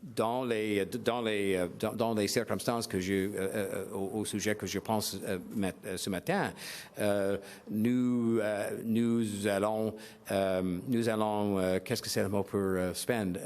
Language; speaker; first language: French; non-native, learner; English